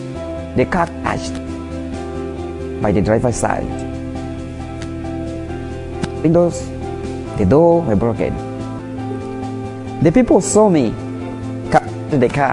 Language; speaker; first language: English; non-native, fluent; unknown